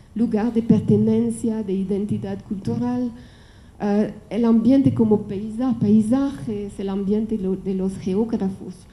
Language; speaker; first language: Spanish; non-native, fluent; French